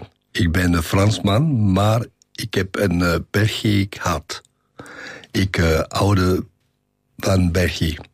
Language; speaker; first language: Dutch; non-native, learner; French